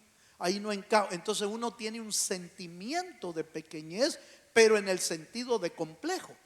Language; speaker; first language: Spanish; native; Spanish